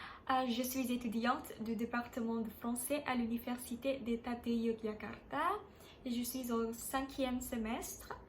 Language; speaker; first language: French; non-native, learner; Indonesian